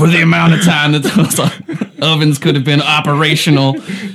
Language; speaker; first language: English; native; English